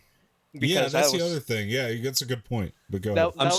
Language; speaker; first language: English; native; English